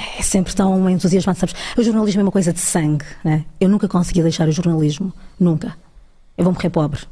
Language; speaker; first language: Portuguese; early bilingual, other home language; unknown